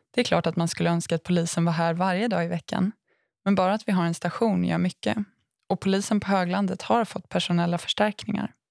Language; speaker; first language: Swedish; native; Swedish